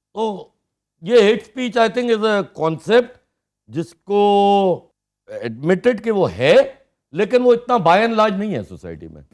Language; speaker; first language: Urdu; non-native, local second language; Sindhi